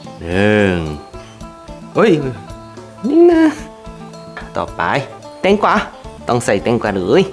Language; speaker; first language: Thai; non-native, fluent; Korean